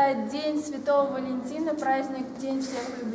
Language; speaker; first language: Russian; native; Russian